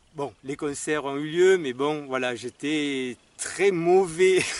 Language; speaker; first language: French; native; French